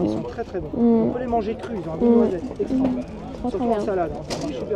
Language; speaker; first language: French; native; French